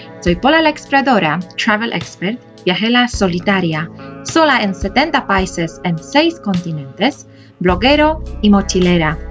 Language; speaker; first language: Spanish; non-native, fluent; Polish